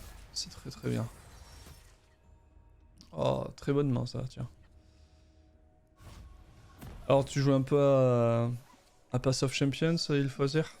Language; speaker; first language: French; native; French